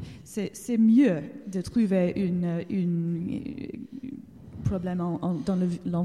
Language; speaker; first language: French; non-native, learner; English